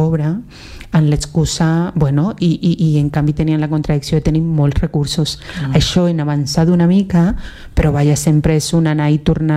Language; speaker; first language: Catalan; non-native, fluent; Spanish